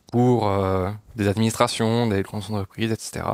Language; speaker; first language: French; native; French